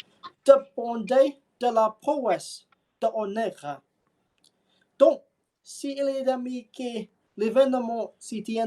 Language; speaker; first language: French; non-native, learner; English